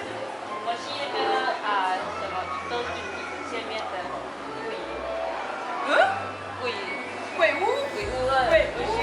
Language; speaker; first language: Chinese; non-native, learner; Lao